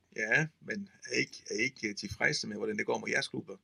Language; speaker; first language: Danish; non-native, fluent; Italian